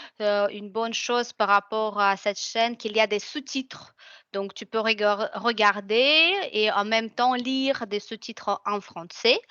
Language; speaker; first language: French; non-native, fluent; Russian